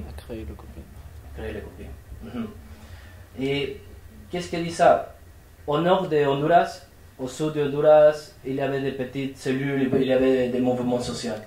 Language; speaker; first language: French; non-native, fluent; Spanish